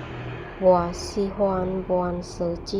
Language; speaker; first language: Chinese; non-native, fluent; Khmer